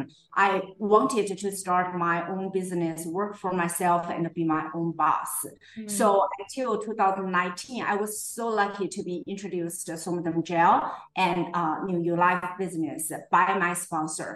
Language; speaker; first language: English; non-native, fluent; Chinese